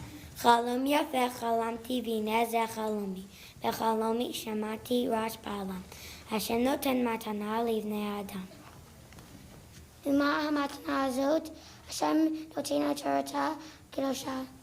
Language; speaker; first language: Hebrew; non-native, learner; English